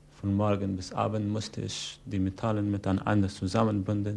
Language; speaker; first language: German; non-native, learner; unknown